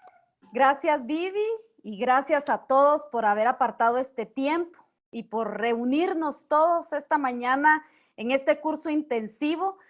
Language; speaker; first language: Spanish; native; Spanish